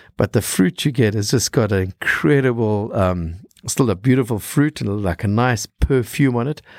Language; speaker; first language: English; native; English